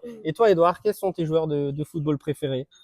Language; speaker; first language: French; native; French